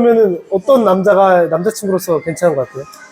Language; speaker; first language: Korean; native; Korean